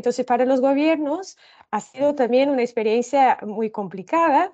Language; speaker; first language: Spanish; non-native, fluent; Portuguese